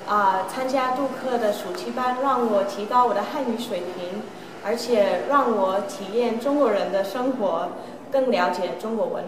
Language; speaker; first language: Chinese; non-native, learner; English